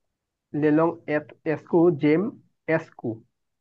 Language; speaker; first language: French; non-native, fluent; Bangla